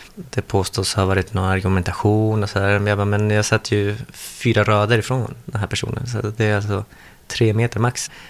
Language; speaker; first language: Swedish; early bilingual, other home language; Spanish